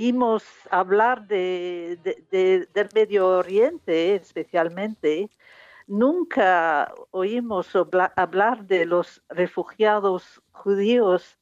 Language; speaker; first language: Spanish; non-native, fluent; English